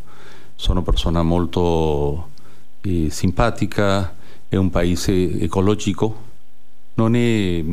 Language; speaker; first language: Italian; non-native, learner; Spanish